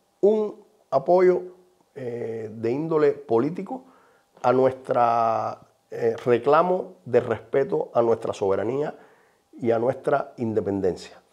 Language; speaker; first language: Spanish; native; Spanish